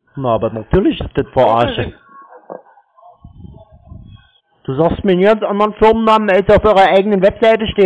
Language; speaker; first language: German; native; German